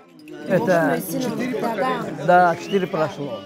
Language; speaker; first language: Russian; non-native, local second language; Persian